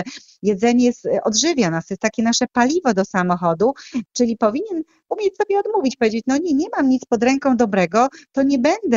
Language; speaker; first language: Polish; native; Polish